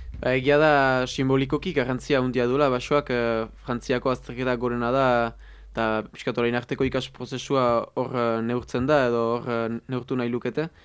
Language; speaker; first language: Basque; native; Basque